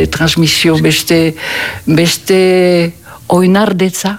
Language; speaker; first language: Basque; native; Basque